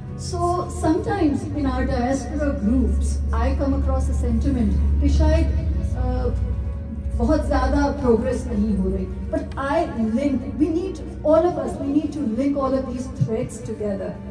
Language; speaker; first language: English; non-native, local second language; Urdu